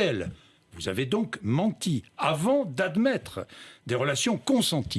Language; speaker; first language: French; native; French